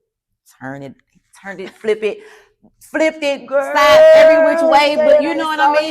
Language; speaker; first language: English; native; English